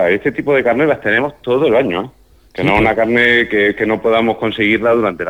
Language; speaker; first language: Spanish; native; Spanish